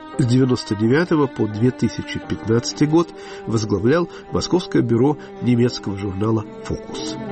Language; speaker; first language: Russian; native; Russian